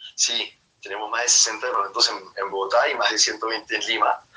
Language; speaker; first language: Spanish; native; Spanish